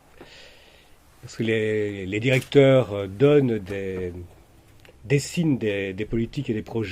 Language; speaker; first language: French; native; French